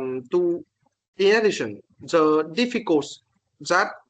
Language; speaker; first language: English; non-native, learner; Vietnamese